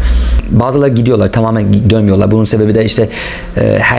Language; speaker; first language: Turkish; non-native, local second language; English